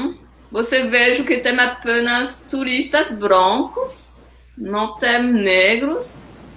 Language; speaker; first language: Portuguese; non-native, fluent; French